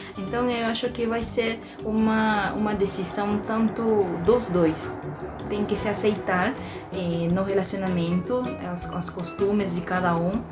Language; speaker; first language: Portuguese; non-native, fluent; Spanish